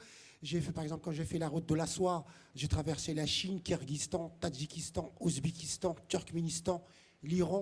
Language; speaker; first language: French; non-native, local second language; Arabic